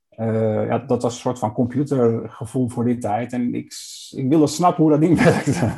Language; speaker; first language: Dutch; non-native, fluent; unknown